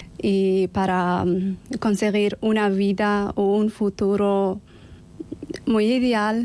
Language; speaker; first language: Spanish; non-native, learner; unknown